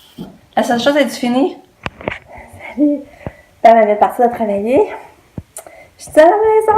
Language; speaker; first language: French; native; French